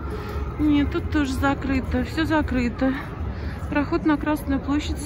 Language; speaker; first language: Russian; native; Russian